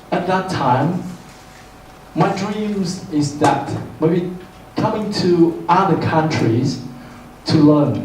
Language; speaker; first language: English; non-native, fluent; Vietnamese